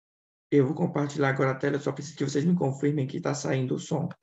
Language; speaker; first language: Portuguese; native; Portuguese